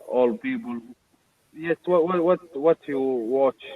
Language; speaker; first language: English; non-native, learner; Arabic